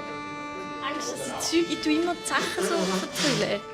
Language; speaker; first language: German; native; German